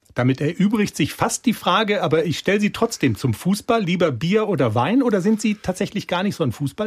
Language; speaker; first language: German; native; German